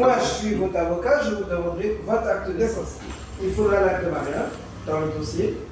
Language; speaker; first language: French; native; French